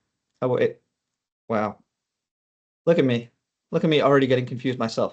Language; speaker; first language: English; native; English